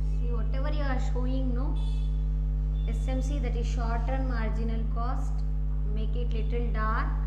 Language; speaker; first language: English; non-native, local second language; Kannada